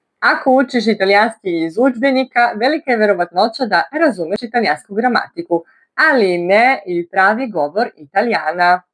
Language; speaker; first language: Bosnian; early bilingual, heritage; Bosnian